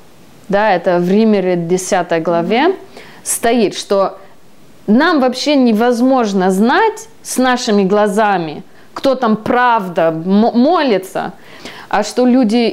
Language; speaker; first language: Russian; early bilingual, heritage; Russian